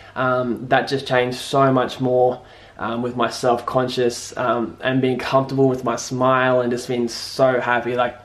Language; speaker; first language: English; native; English